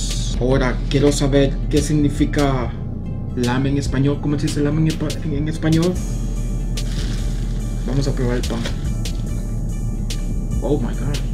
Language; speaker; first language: Spanish; early bilingual, other home language; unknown